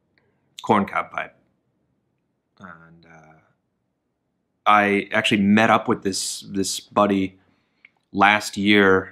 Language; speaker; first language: English; native; English